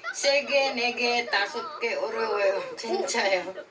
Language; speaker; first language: Korean; non-native, learner; Filipino